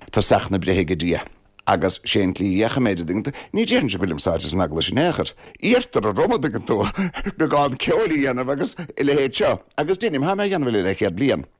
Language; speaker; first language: Irish; native; Irish